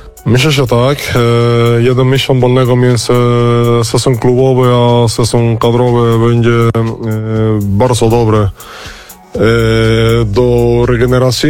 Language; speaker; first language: Polish; non-native, learner; Spanish